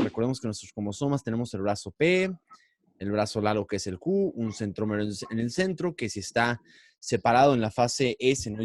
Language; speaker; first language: Spanish; native; Spanish